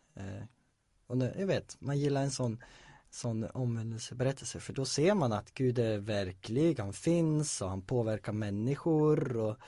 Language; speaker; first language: Swedish; native; Swedish